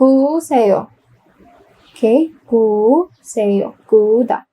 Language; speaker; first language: Korean; non-native, fluent; Filipino